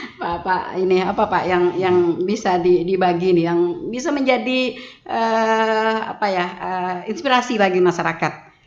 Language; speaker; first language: Indonesian; native; Indonesian